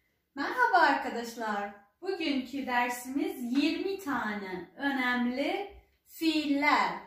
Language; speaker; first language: Turkish; non-native, fluent; Persian